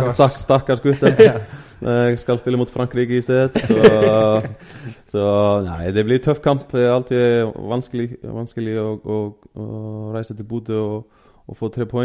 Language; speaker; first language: Norwegian; non-native, fluent; Icelandic